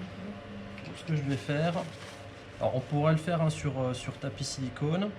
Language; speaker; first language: French; native; French